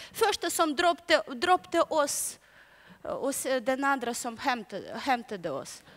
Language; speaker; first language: Swedish; non-native, learner; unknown